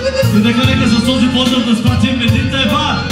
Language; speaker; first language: Bulgarian; non-native, local second language; Turkish